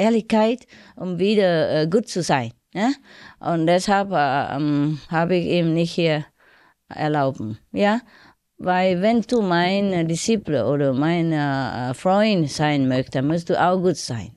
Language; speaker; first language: German; non-native, learner; Vietnamese